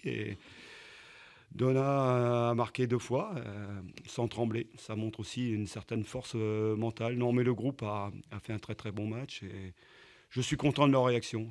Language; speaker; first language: French; native; French